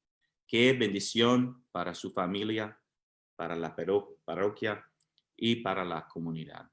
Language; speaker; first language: Spanish; non-native, fluent; English